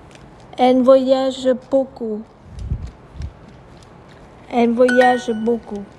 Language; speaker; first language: French; non-native, learner; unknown